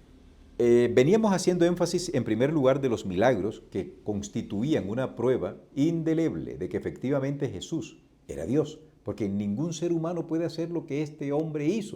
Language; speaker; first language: Spanish; native; Spanish